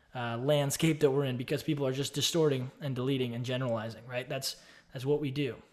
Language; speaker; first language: English; native; English